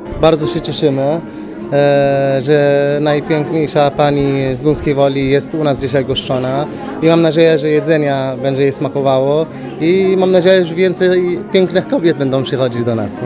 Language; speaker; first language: Polish; non-native, fluent; Arabic